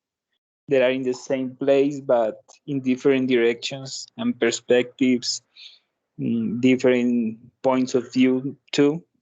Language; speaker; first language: English; non-native, learner; Spanish